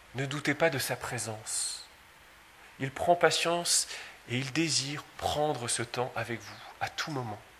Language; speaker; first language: French; native; French